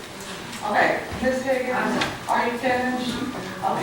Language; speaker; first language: English; native; English